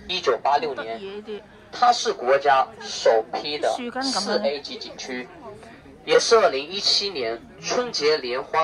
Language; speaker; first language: Chinese; native; Chinese